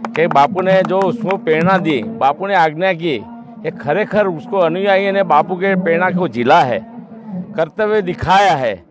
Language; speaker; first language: Hindi; non-native, local second language; Gujarati